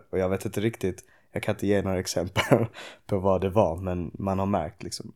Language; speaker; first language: Swedish; native; Swedish